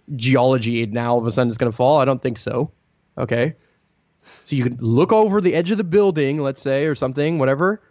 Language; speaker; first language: English; non-native, fluent; Italian